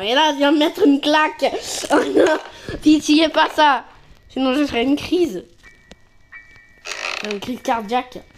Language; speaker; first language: French; native; French